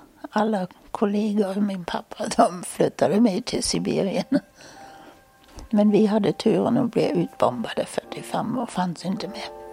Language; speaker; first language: Swedish; non-native, fluent; German